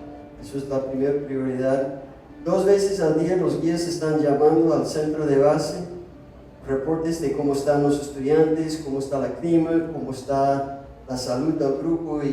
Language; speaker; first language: Spanish; non-native, fluent; English